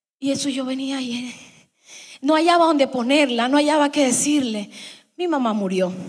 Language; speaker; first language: Spanish; early bilingual, heritage; Spanish